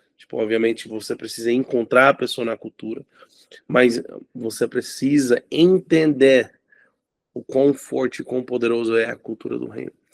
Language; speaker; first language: Portuguese; non-native, fluent; English